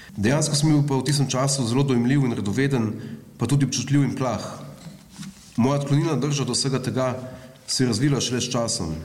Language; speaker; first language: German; non-native, fluent; Slovenian